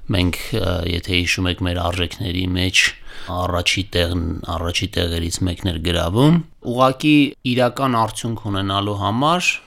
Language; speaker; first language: Armenian; native; Armenian